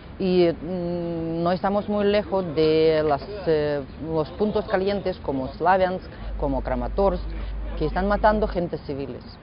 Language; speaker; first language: Spanish; non-native, fluent; Russian